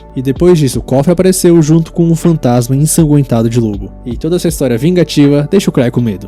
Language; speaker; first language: Portuguese; native; Portuguese